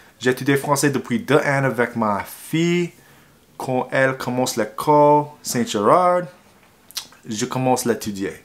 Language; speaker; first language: French; non-native, learner; English